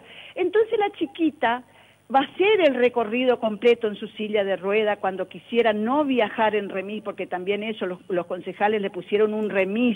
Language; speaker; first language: Spanish; native; Spanish